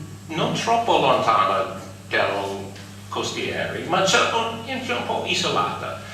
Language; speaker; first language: Italian; non-native, fluent; English